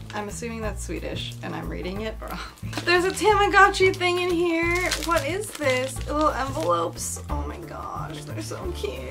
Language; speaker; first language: English; native; English